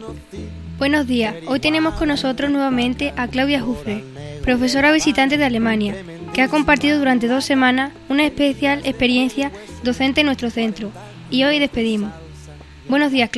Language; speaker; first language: Spanish; native; Spanish